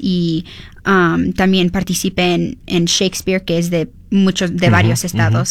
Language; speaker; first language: Spanish; early bilingual, heritage; Spanish